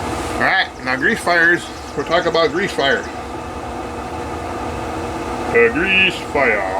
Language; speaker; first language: English; native; English